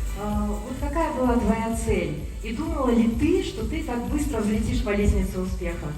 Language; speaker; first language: Russian; native; Russian